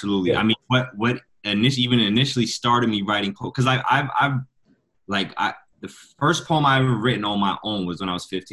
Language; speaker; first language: English; native; English